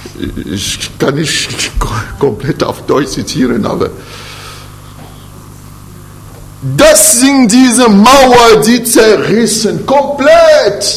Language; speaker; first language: German; non-native, fluent; French